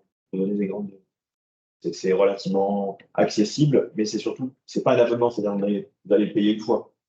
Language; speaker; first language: French; native; French